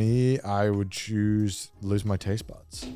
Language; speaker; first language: English; native; English